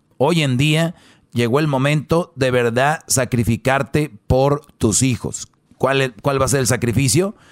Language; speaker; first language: Spanish; native; Spanish